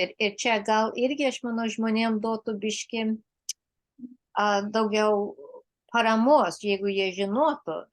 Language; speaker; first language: Lithuanian; early bilingual, heritage; Lithuanian